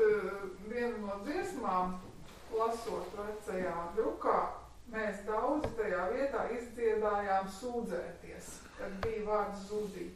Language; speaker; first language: Latvian; native; Latvian